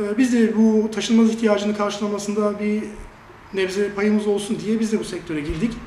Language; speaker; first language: Turkish; early bilingual, heritage; Turkish